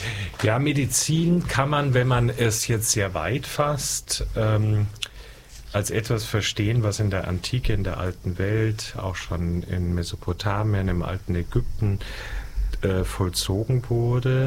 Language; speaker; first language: German; native; German